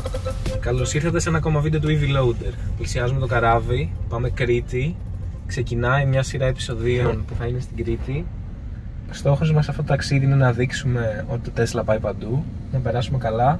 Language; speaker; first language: Greek; native; Greek